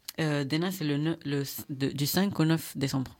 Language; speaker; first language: French; non-native, fluent; Spanish